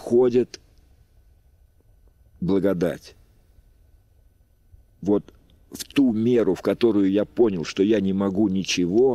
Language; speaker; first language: Russian; native; Russian